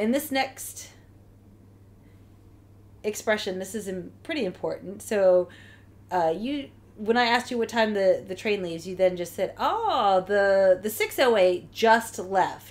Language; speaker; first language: English; native; English